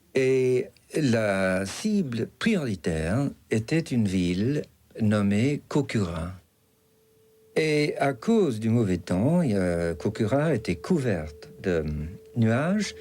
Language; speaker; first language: French; non-native, fluent; English